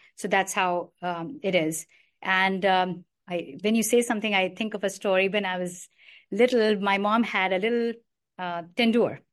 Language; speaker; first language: English; non-native, local second language; Hindi